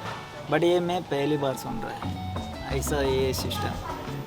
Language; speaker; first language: Hindi; non-native, local second language; Tulu